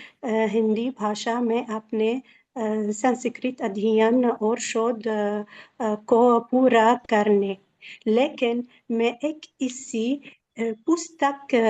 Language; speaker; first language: Hindi; non-native, learner; Arabic